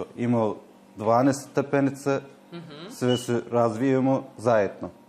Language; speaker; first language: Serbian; non-native, learner; Turkish